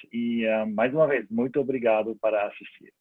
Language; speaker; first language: Portuguese; non-native, learner; German